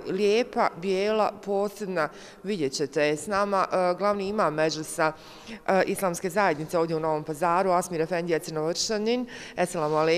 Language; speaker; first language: Croatian; native; Croatian